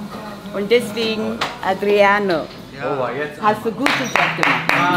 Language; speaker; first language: German; non-native, fluent; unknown